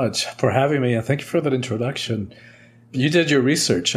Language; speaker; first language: English; early bilingual, other home language; Spanish